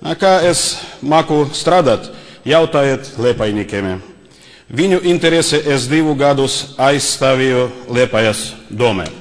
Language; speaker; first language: Latvian; non-native, learner; Russian